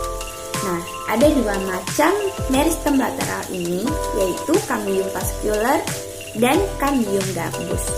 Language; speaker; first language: Indonesian; non-native, local second language; Banjar